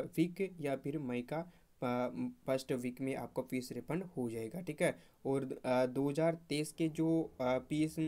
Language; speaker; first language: Hindi; native; Hindi